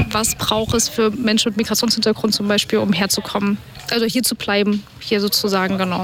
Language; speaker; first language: German; native; German